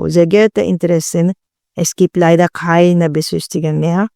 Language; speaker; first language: German; non-native, learner; Filipino